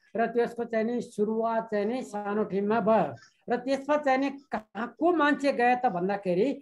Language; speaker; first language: Nepali; native; Nepali